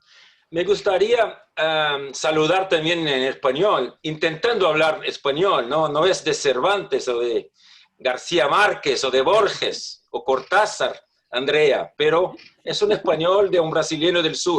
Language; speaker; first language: Spanish; non-native, fluent; Portuguese